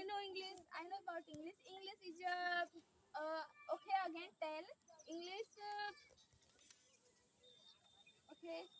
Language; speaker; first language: English; non-native, learner; Hindi